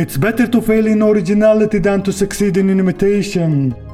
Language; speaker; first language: English; non-native, fluent; Turkish